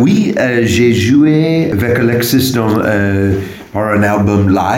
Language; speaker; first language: French; non-native, learner; English